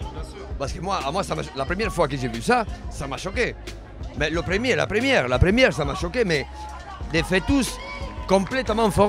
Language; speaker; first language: French; non-native, fluent; Spanish